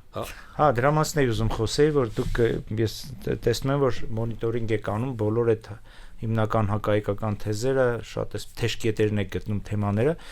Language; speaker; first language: Armenian; native; Armenian